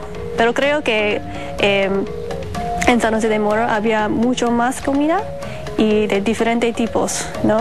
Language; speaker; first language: Spanish; non-native, fluent; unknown